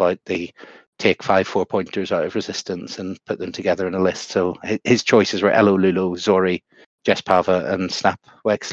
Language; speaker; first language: English; native; English